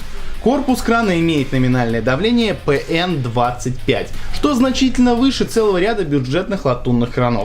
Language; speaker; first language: Russian; native; Russian